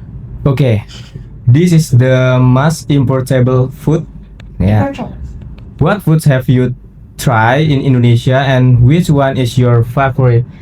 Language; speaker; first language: English; non-native, learner; Indonesian